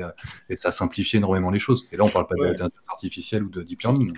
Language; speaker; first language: French; native; French